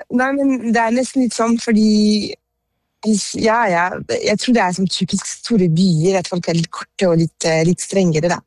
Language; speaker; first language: Norwegian; non-native, fluent; French